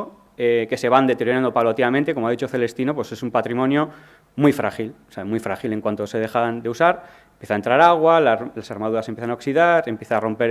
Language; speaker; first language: Spanish; native; Spanish